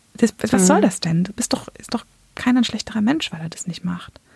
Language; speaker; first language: German; native; German